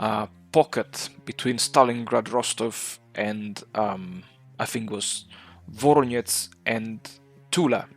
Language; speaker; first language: English; non-native, fluent; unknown